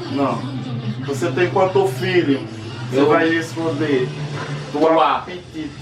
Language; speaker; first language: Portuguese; non-native, learner; Haitian Creole